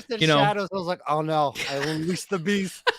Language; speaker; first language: English; native; English